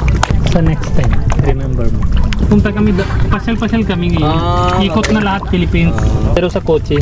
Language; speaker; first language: Filipino; non-native, learner; Hindi